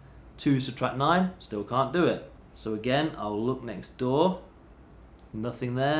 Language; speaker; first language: English; native; English